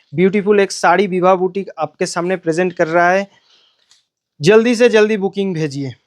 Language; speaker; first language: Hindi; non-native, local second language; Bangla